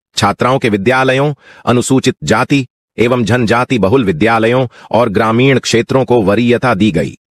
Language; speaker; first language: Hindi; non-native, local second language; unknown